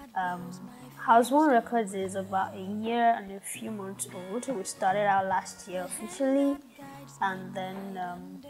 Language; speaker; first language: English; non-native, local second language; Yoruba